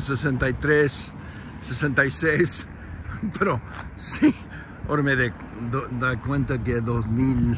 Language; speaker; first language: Spanish; non-native, fluent; English